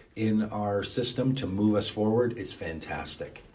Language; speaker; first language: English; native; English